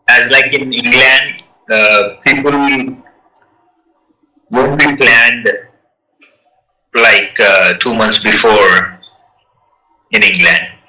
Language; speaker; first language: English; non-native, learner; Telugu